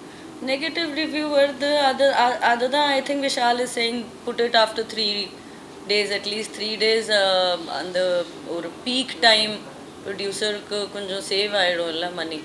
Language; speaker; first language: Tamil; non-native, fluent; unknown